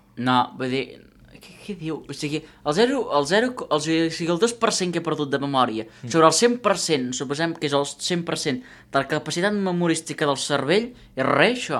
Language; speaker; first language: Catalan; native; Catalan